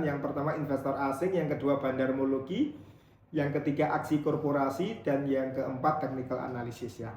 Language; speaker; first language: Indonesian; native; Indonesian